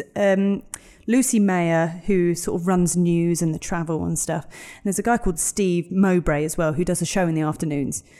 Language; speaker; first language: English; native; English